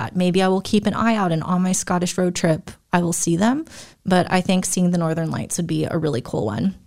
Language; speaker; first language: English; early bilingual, other home language; German